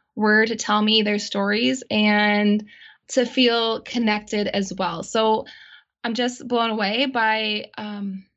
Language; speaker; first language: English; native; English